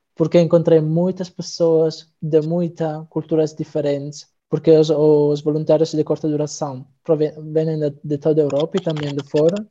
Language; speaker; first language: Portuguese; non-native, fluent; Italian